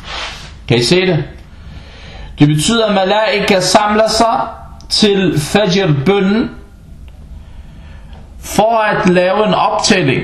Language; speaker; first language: Danish; non-native, fluent; Arabic